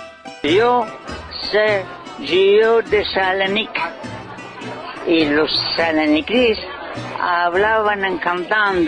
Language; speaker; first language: Spanish; early bilingual, heritage; Ladino